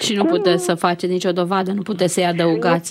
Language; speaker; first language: Romanian; native; Romanian